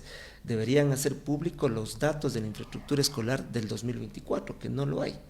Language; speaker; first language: Spanish; native; Spanish